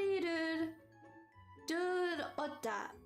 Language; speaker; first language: Korean; non-native, learner; English